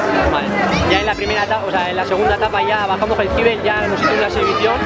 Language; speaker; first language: Spanish; native; Spanish